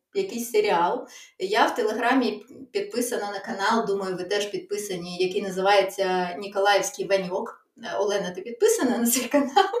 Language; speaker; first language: Ukrainian; non-native, local second language; Russian